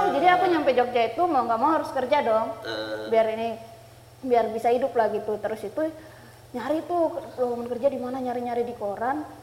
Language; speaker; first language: Indonesian; native; Indonesian